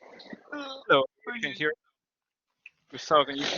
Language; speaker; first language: English; non-native, learner; Spanish